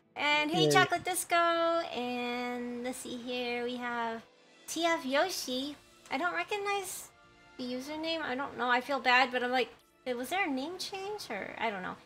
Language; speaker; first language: English; native; English